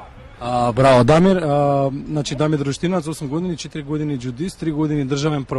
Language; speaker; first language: Macedonian; native; Macedonian